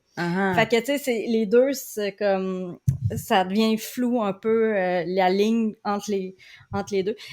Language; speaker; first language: French; native; French